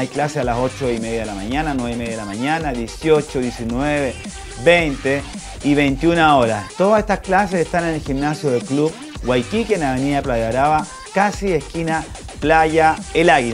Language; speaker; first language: Spanish; native; Spanish